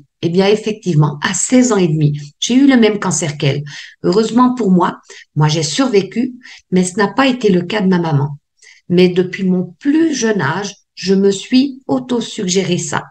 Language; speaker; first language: French; native; French